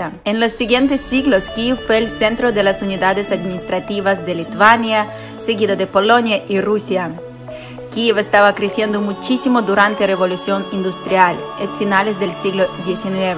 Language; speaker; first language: Spanish; non-native, fluent; Ukrainian